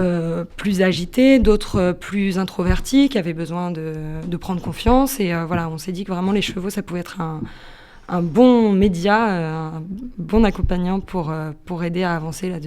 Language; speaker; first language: French; native; French